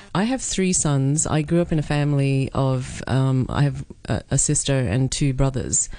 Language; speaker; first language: English; native; English